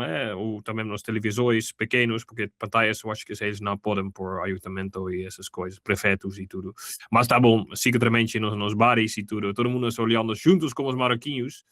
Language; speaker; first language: Portuguese; non-native, fluent; Dutch